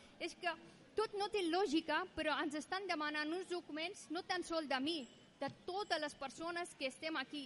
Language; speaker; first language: Catalan; non-native, fluent; Persian